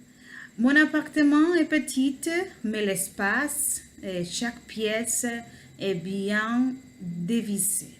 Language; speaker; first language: French; non-native, learner; Spanish